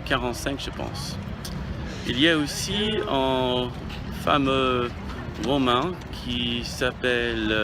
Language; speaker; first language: French; non-native, fluent; English